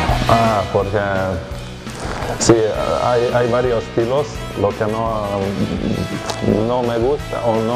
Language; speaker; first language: Spanish; non-native, fluent; Hungarian